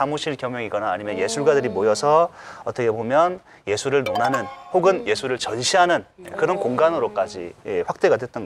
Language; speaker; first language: Korean; native; Korean